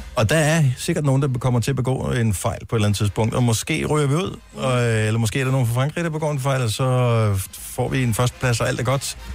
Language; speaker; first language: Danish; native; Danish